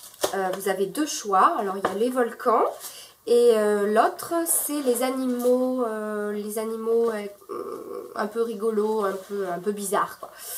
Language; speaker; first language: French; native; French